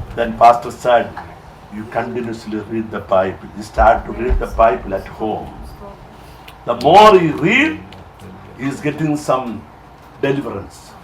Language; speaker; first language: English; non-native, local second language; Malayalam